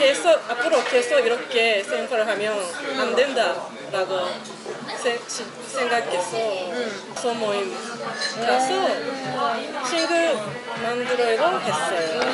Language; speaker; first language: Korean; non-native, learner; Japanese